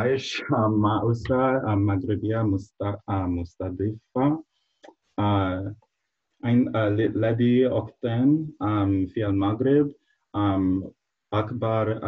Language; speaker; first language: Arabic; non-native, learner; English